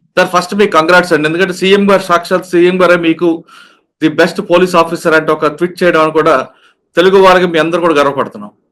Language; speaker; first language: Telugu; native; Telugu